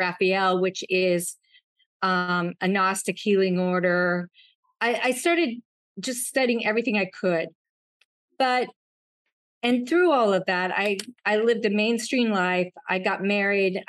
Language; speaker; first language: English; native; English